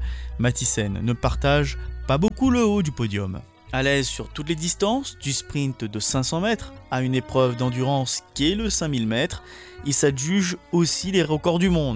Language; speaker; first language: French; native; French